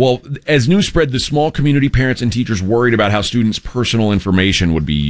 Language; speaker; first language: English; native; English